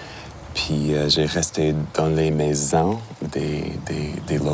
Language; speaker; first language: French; non-native, local second language; English